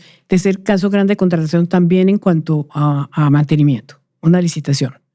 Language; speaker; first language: Spanish; native; Spanish